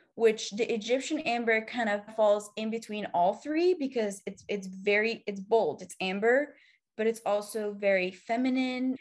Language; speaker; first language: English; non-native, fluent; Arabic